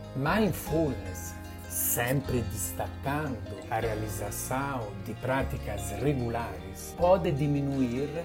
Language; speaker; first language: Portuguese; non-native, fluent; Italian